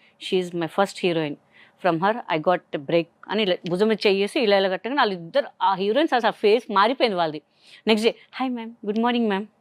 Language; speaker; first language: Telugu; non-native, local second language; Hindi